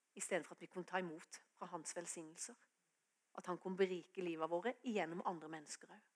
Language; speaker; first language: Norwegian; native; Norwegian